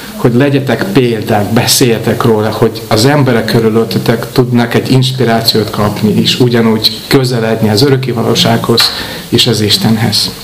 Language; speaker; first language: Hungarian; non-native, fluent; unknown